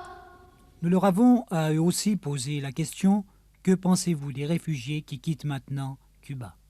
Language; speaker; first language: French; native; French